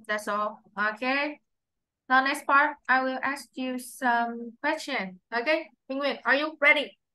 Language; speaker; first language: English; non-native, fluent; Vietnamese